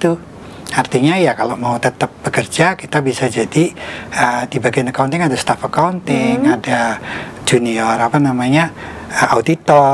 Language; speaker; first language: Indonesian; native; Indonesian